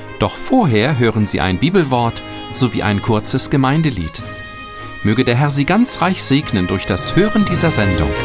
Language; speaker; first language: German; native; German